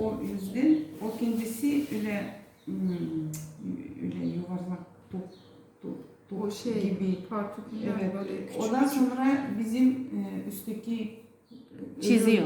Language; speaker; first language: Turkish; non-native, learner; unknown